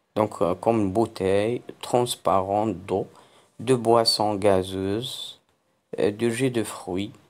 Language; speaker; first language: French; non-native, local second language; Arabic